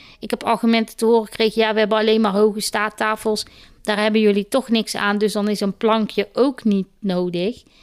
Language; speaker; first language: Dutch; native; Dutch